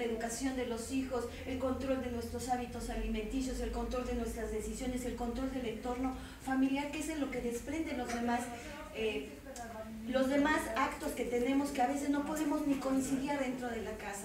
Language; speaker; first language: Spanish; native; Spanish